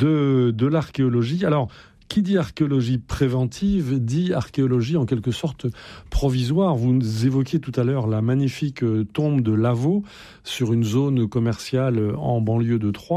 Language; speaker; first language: French; native; French